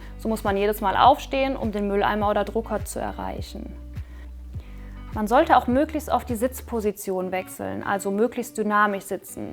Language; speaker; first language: German; native; German